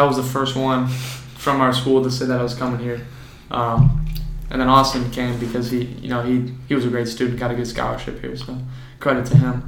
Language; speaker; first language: English; native; English